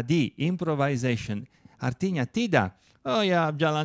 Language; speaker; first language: Indonesian; non-native, learner; Italian